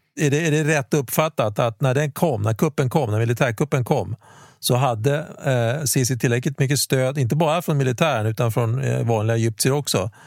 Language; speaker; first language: Swedish; native; Swedish